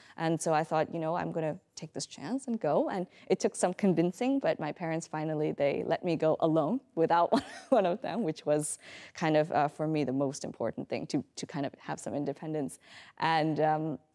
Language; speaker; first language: English; native; English